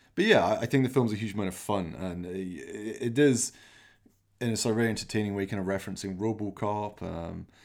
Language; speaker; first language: English; native; English